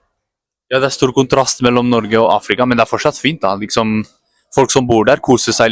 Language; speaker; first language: Norwegian; native; Norwegian